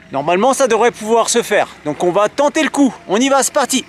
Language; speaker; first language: French; native; French